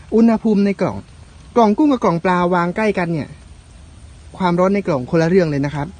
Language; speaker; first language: Thai; non-native, local second language; Northern Khmer